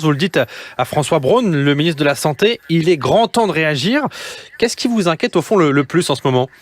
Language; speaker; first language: French; native; French